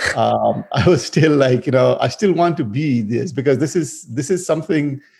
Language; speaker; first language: English; non-native, fluent; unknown